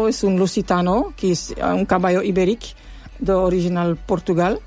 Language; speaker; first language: Spanish; non-native, learner; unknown